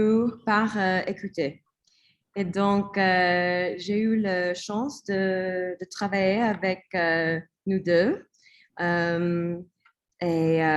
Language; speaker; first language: French; non-native, learner; English